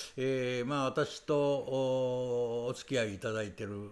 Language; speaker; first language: Japanese; native; Japanese